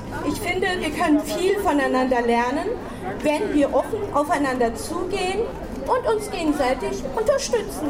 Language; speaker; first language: German; early bilingual, other home language; Turkish